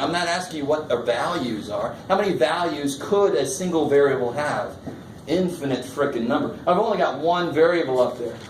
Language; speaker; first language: English; native; English